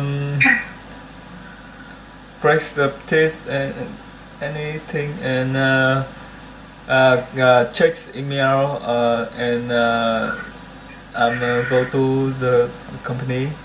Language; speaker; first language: English; non-native, learner; Vietnamese